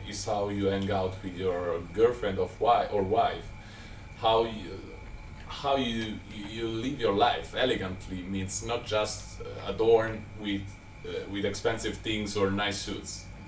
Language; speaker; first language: English; non-native, fluent; Italian